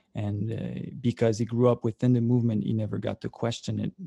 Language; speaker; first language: English; native; English